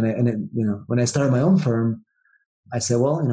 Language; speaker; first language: English; non-native, fluent; Hebrew